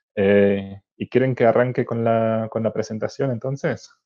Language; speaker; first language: Spanish; non-native, fluent; Czech